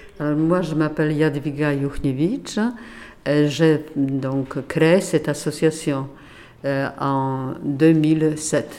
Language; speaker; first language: French; non-native, fluent; Polish